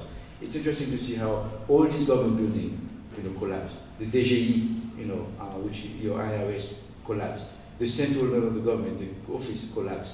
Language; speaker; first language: English; non-native, fluent; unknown